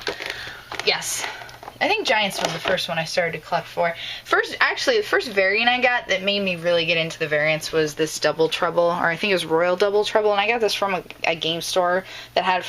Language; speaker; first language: English; native; English